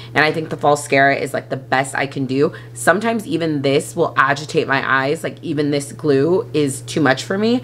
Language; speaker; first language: English; native; English